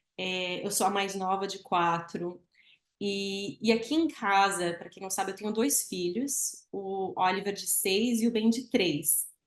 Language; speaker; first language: Portuguese; native; Portuguese